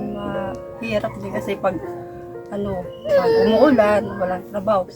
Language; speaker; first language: Filipino; non-native, local second language; Cebuano